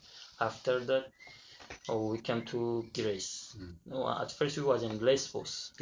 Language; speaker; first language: English; non-native, learner; Persian